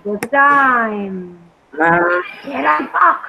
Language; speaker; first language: German; non-native, learner; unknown